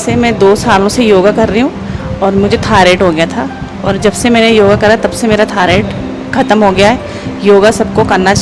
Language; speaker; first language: Hindi; native; Hindi